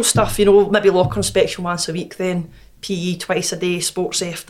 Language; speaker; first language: English; native; English